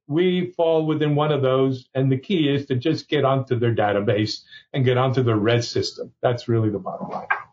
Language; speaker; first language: English; early bilingual, other home language; Spanish